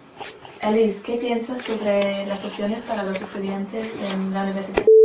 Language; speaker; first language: Spanish; non-native, learner; English